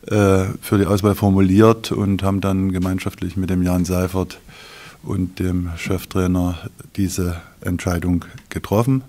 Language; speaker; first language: German; native; German